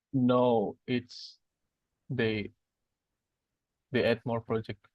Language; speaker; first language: English; non-native, learner; Indonesian